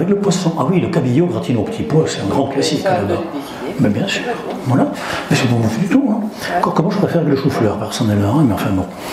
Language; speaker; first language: French; native; French